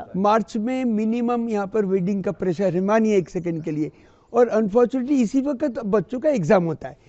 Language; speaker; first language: Hindi; native; Hindi